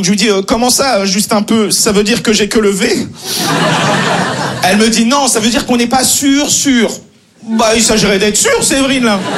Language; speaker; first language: French; native; French